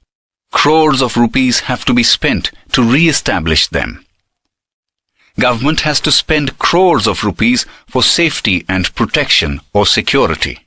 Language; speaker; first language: English; non-native, local second language; Gujarati